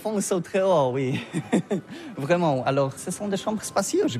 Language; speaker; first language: French; non-native, learner; Polish